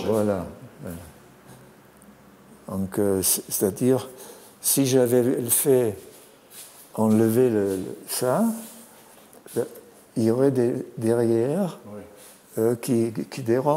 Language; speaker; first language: French; non-native, fluent; German